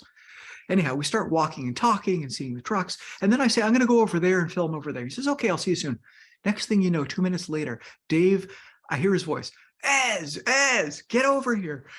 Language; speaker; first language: English; native; English